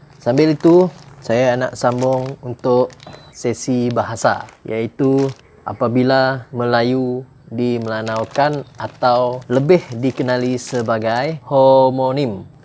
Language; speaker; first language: Malay; non-native, local second language; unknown